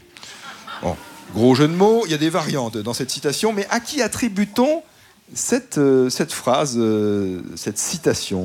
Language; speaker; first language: French; native; French